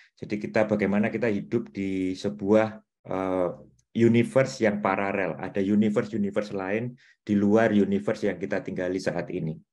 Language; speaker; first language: Indonesian; native; Indonesian